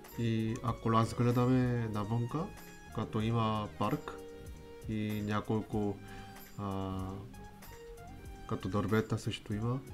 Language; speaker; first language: Bulgarian; non-native, learner; Korean